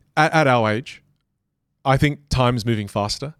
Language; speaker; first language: English; native; English